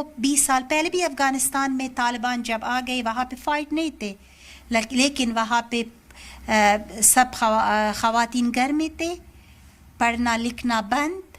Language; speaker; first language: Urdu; non-native, learner; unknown